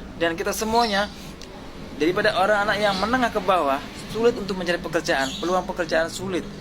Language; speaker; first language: Indonesian; native; Indonesian